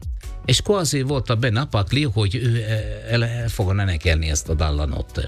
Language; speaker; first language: Hungarian; non-native, learner; Italian